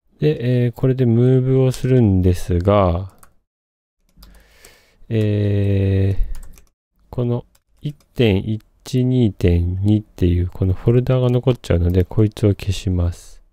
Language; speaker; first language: Japanese; native; Japanese